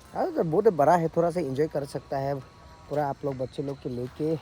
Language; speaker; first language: Hindi; non-native, local second language; Assamese